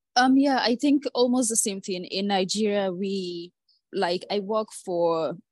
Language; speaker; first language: English; non-native, local second language; Hausa